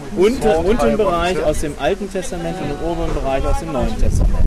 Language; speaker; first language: German; native; German